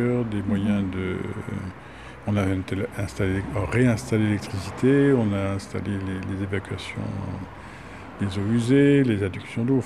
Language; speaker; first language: French; native; French